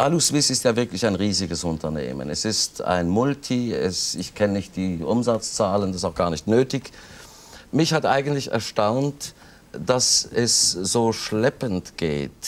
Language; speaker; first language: German; native; German